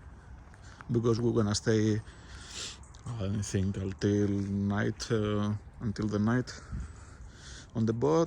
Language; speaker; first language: English; non-native, learner; Greek